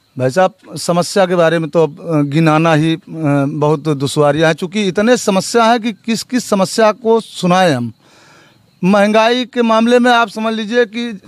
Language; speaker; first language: Hindi; native; Hindi